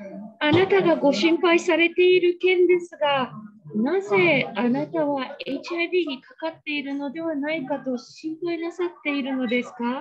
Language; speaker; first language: Japanese; native; Japanese